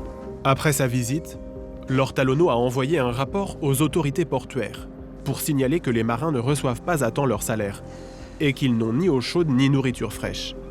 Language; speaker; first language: French; native; French